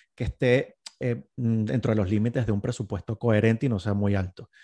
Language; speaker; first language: Spanish; native; Spanish